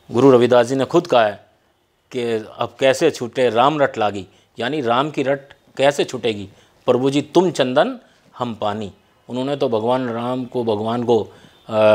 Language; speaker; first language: Hindi; native; Hindi